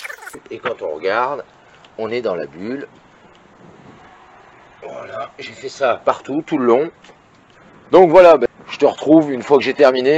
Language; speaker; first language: French; native; French